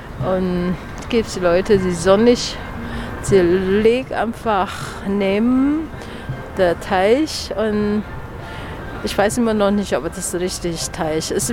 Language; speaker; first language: German; non-native, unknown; Chinese